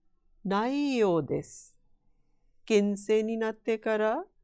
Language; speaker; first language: Japanese; non-native, fluent; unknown